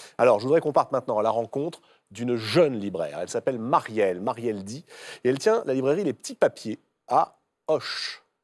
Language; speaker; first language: French; native; French